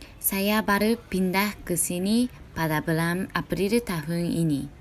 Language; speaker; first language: Indonesian; non-native, learner; Japanese